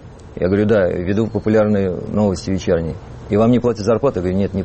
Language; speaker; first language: Russian; native; Russian